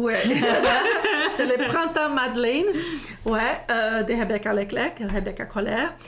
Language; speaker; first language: French; non-native, fluent; Portuguese